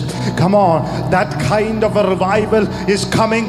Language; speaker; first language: English; non-native, local second language; Malayalam